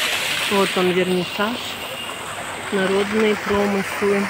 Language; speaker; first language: Russian; native; Russian